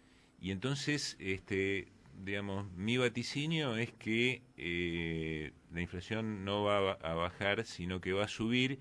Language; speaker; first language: Spanish; native; Spanish